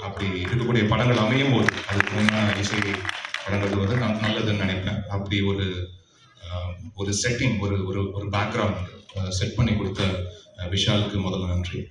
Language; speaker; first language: Tamil; native; Tamil